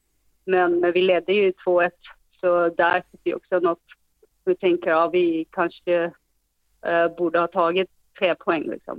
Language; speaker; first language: Swedish; non-native, fluent; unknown